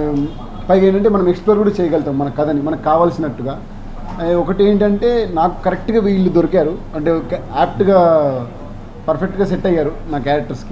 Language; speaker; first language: Telugu; native; Telugu